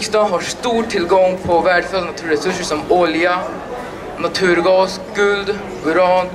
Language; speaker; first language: Swedish; non-native, learner; Uyghur